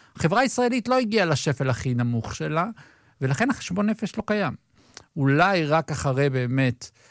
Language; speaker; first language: Hebrew; native; Hebrew